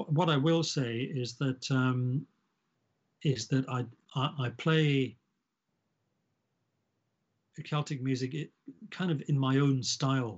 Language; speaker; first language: English; native; English